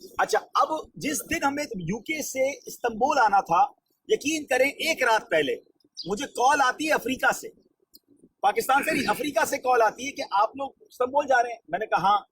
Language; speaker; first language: Urdu; native; Urdu